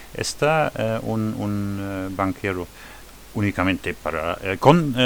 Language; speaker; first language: Spanish; non-native, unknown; French